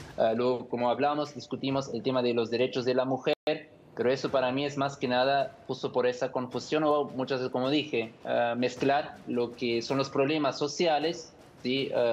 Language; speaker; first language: Spanish; non-native, fluent; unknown